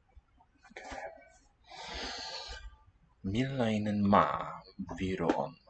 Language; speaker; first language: Finnish; non-native, learner; English